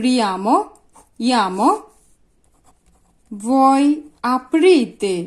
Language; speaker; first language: Italian; non-native, fluent; Bangla